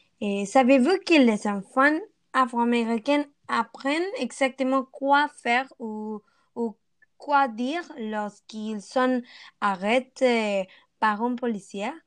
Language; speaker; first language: French; non-native, learner; Spanish